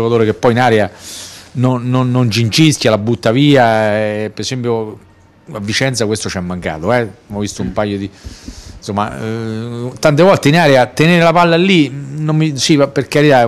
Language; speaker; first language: Italian; native; Italian